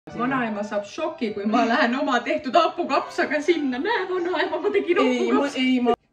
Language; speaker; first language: Estonian; native; Estonian